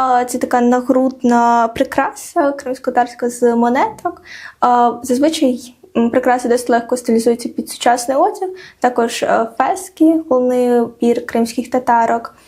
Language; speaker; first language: Ukrainian; non-native, local second language; Crimean Tatar